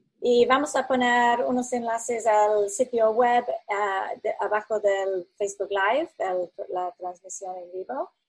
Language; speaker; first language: Spanish; non-native, fluent; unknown